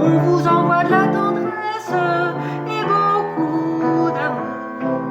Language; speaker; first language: French; native; French